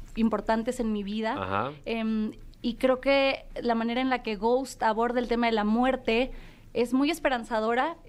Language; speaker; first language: Spanish; native; Spanish